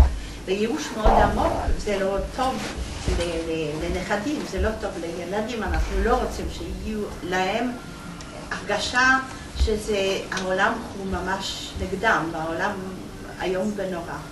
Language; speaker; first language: Hebrew; non-native, fluent; Polish